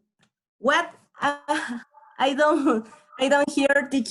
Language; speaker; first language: English; non-native, learner; Spanish